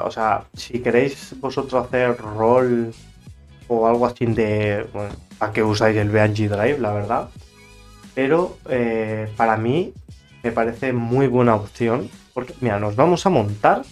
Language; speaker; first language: Spanish; native; Spanish